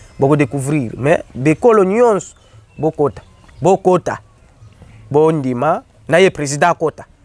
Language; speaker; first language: Lingala; non-native, local second language; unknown